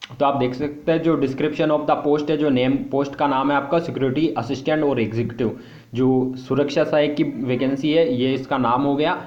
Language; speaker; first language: Hindi; native; Hindi